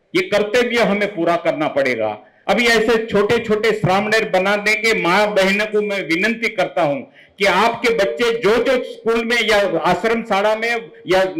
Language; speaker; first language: Hindi; non-native, local second language; Marathi